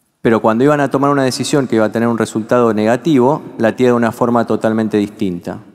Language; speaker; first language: Spanish; native; Spanish